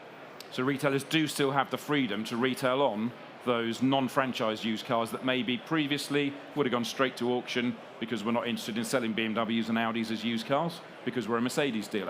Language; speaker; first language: English; native; English